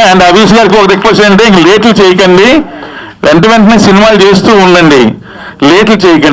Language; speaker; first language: Telugu; native; Telugu